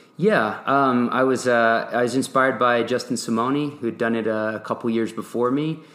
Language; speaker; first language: English; early bilingual, other home language; French